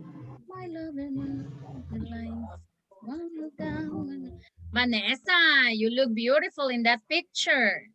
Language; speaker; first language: English; non-native, fluent; Spanish